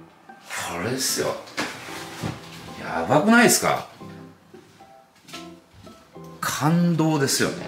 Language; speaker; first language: Japanese; native; Japanese